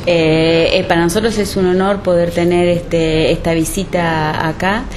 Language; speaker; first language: Spanish; native; Spanish